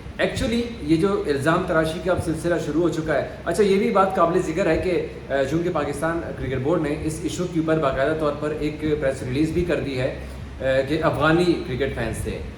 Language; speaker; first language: Urdu; non-native, local second language; Punjabi